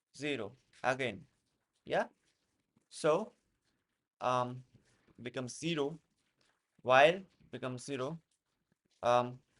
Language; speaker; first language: English; non-native, local second language; Hindi